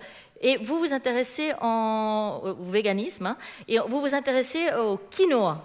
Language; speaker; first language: French; native; French